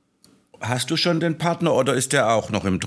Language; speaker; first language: German; native; German